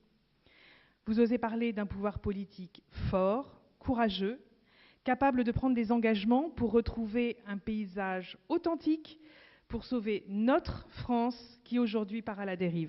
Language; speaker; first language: French; native; French